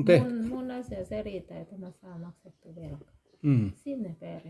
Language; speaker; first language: Finnish; non-native, learner; Thai